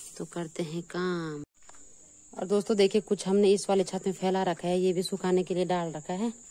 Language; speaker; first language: Hindi; native; Hindi